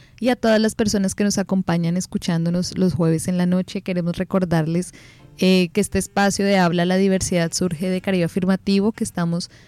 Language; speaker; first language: Spanish; native; Spanish